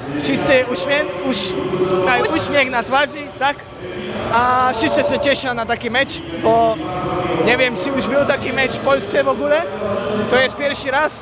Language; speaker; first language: Polish; non-native, fluent; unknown